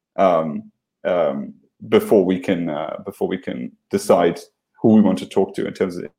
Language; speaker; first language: English; non-native, fluent; Luxembourgish